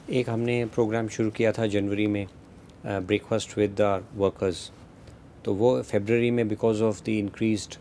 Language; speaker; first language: Hindi; native; Hindi